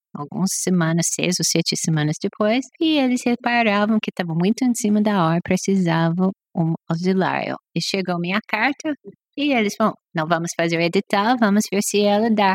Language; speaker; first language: Portuguese; non-native, fluent; English